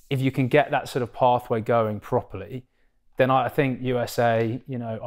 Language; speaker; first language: English; native; English